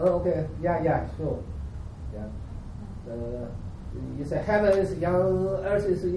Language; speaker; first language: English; non-native, learner; Chinese